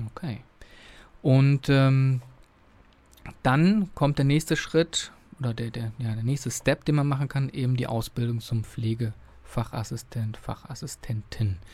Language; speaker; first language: German; native; German